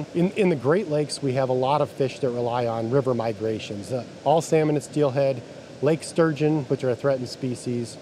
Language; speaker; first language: English; native; English